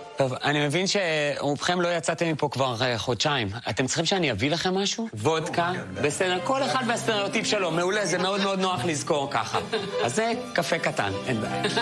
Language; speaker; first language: Hebrew; native; Hebrew